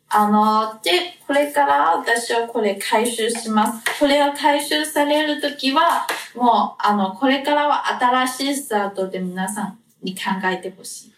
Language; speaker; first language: Japanese; non-native, fluent; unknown